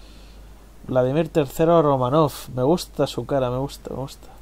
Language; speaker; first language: Spanish; native; Spanish